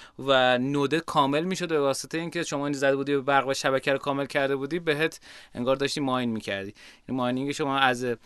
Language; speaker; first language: Persian; native; Persian